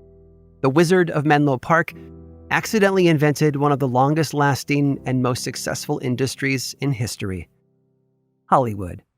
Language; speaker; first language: English; native; English